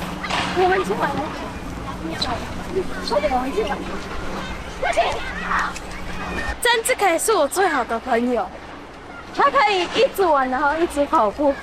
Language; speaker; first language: Chinese; early bilingual, other home language; Spanish